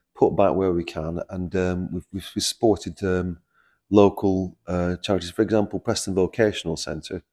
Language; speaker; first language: English; native; English